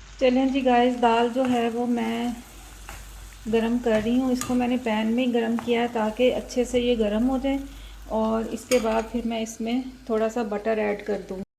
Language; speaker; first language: Urdu; non-native, local second language; Punjabi